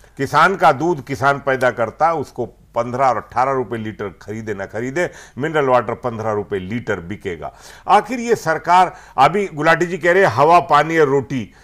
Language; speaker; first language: Hindi; native; Hindi